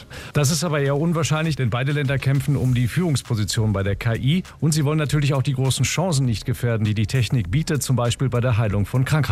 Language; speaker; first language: German; native; German